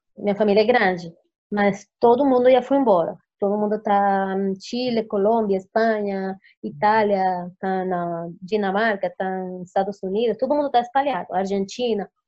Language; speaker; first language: Portuguese; non-native, fluent; Spanish